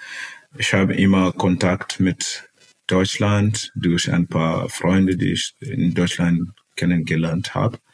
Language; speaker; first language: German; non-native, fluent; Portuguese